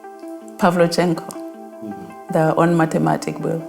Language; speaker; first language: Russian; non-native, fluent; North Ndebele